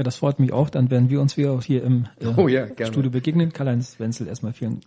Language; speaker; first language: German; native; German